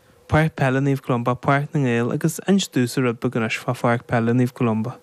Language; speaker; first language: Irish; native; Irish